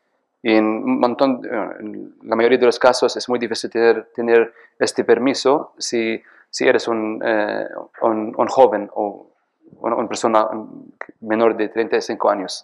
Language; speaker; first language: Spanish; non-native, fluent; Arabic